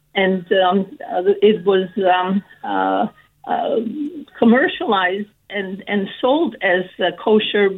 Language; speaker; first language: English; early bilingual, other home language; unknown